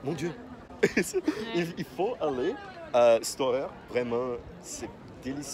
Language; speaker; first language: French; non-native, fluent; Portuguese